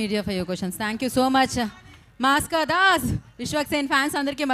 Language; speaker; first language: Telugu; native; Telugu